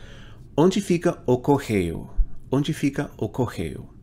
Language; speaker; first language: Portuguese; non-native, fluent; English